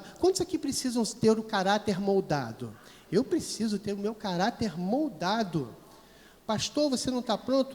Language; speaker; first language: Portuguese; native; Portuguese